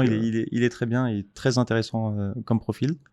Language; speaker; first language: French; native; French